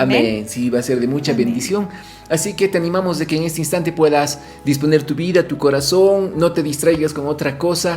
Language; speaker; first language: Spanish; native; Spanish